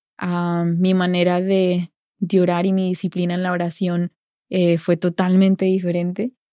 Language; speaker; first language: Spanish; native; Spanish